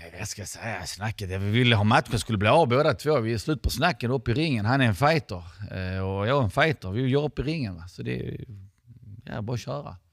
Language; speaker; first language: Swedish; non-native, fluent; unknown